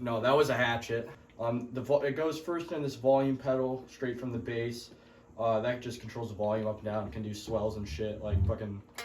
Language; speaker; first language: English; native; English